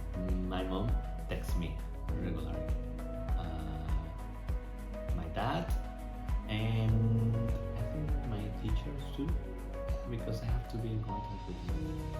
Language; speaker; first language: English; non-native, learner; Spanish